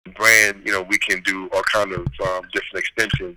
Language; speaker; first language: English; native; English